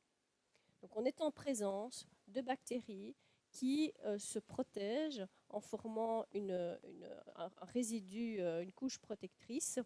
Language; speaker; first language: French; native; French